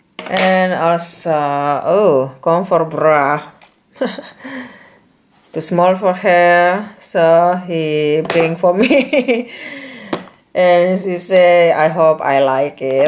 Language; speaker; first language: English; non-native, learner; Indonesian